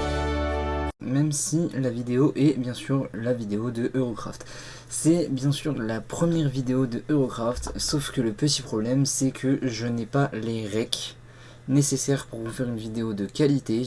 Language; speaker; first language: French; native; French